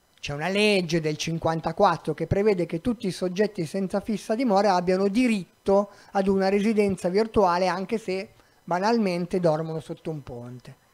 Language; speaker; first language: Italian; native; Italian